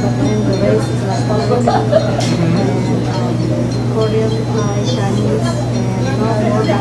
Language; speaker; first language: English; non-native, learner; Indonesian